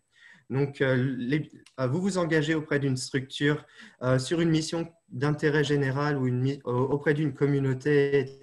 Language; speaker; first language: French; native; French